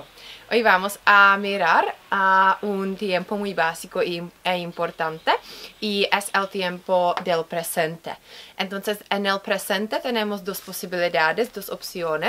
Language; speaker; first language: Spanish; non-native, fluent; Czech